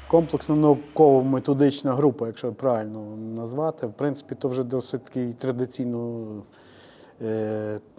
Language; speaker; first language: Ukrainian; native; Ukrainian